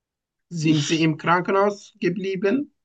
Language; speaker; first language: German; non-native, learner; Turkish